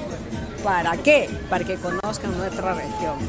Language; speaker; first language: Spanish; native; Spanish